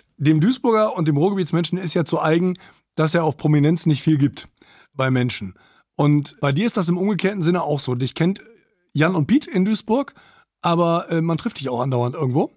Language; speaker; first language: German; native; German